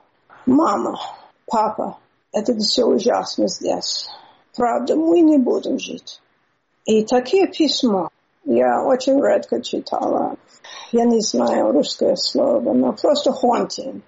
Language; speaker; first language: Russian; non-native, learner; English